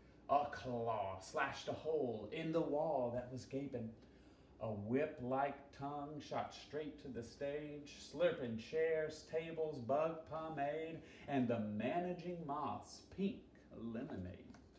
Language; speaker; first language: English; native; English